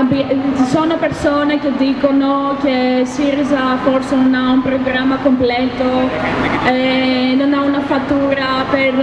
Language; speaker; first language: Italian; non-native, learner; Greek